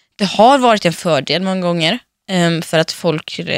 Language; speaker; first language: Swedish; early bilingual, other home language; Russian